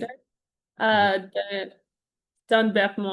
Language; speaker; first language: French; non-native, learner; Spanish